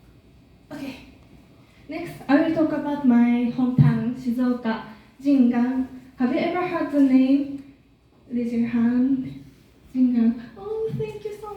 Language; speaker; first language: English; non-native, learner; Japanese